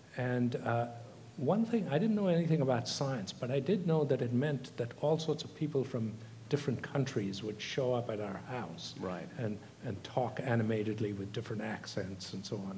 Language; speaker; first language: English; non-native, local second language; Tamil